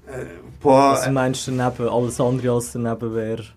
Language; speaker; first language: German; native; German